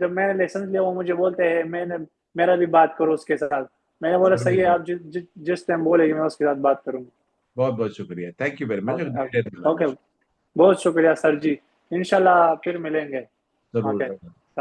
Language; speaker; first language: Hindi; non-native, learner; Pashto